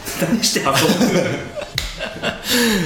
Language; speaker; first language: Japanese; native; Japanese